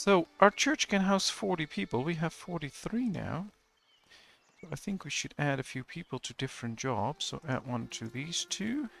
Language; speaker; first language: English; non-native, fluent; Dutch